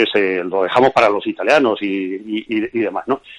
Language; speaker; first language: Spanish; native; Spanish